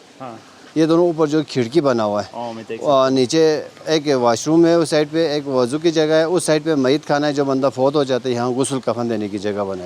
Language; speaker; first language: Hindi; non-native, local second language; Balti